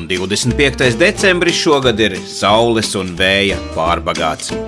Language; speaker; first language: Latvian; native; Latvian